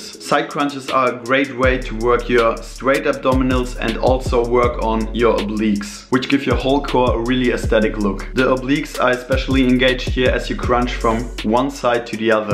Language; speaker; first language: English; non-native, fluent; German